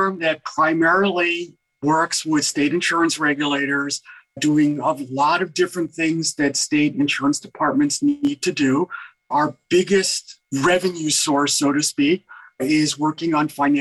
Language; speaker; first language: English; native; English